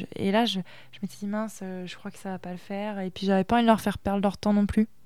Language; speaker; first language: French; native; French